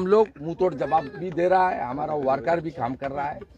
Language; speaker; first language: Hindi; non-native, local second language; Bangla